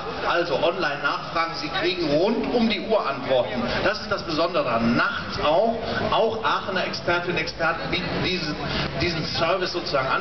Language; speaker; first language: German; native; German